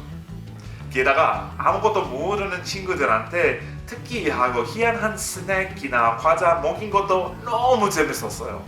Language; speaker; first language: Korean; non-native, fluent; English